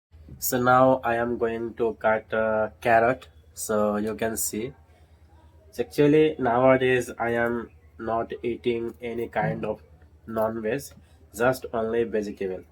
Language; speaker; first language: English; non-native, learner; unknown